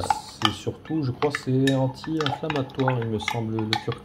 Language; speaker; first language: French; native; French